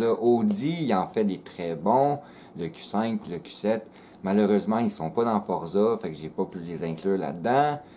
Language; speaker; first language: French; native; French